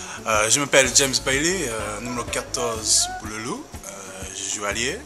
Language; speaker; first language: French; non-native, learner; English